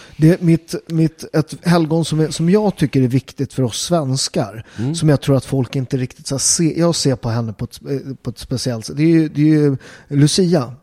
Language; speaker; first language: Swedish; early bilingual, other home language; Italian